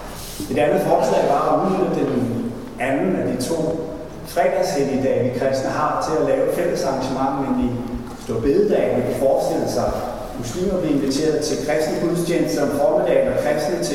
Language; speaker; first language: Danish; native; Danish